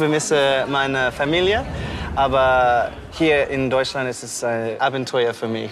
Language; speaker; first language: German; non-native, learner; English